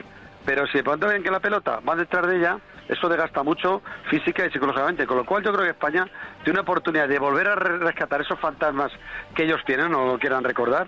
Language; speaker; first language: Spanish; native; Spanish